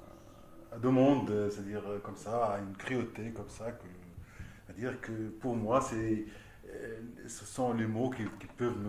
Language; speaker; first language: French; non-native, local second language; Arabic